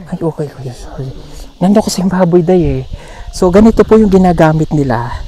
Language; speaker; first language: Filipino; non-native, local second language; Cebuano